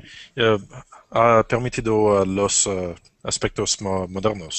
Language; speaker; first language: Spanish; non-native, learner; French